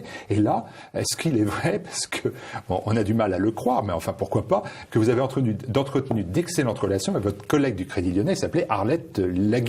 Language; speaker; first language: French; native; French